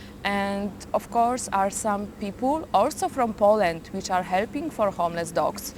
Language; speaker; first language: English; non-native, learner; Polish